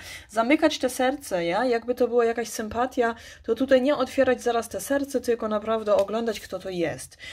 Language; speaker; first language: Polish; early bilingual, heritage; Polish